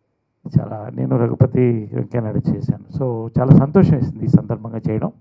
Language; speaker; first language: Telugu; native; Telugu